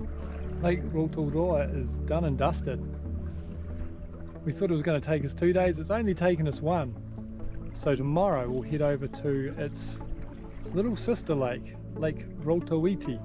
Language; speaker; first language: English; native; English